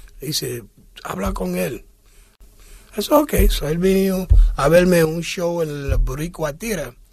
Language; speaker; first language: Spanish; early bilingual, heritage; English